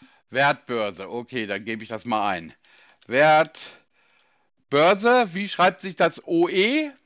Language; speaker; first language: German; native; German